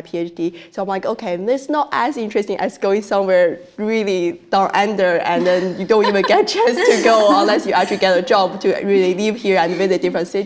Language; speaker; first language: English; non-native, fluent; Chinese